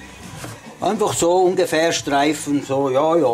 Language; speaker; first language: German; non-native, learner; Czech